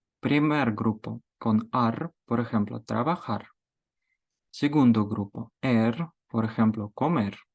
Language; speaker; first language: Spanish; non-native, fluent; Ukrainian